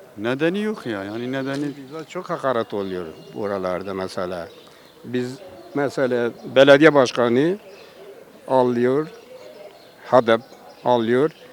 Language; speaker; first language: Turkish; non-native, local second language; Kurdish